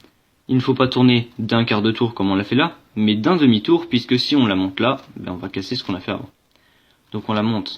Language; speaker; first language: French; native; French